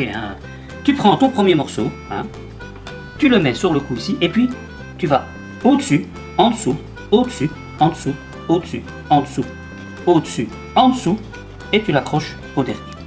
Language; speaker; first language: French; native; French